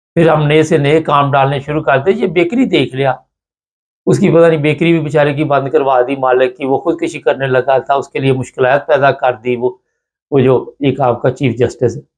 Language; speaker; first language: Urdu; non-native, local second language; Punjabi